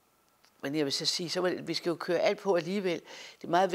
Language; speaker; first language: Danish; native; Danish